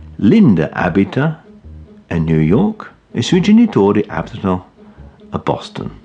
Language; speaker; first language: Italian; non-native, fluent; English